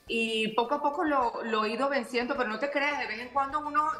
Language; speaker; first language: Spanish; native; Spanish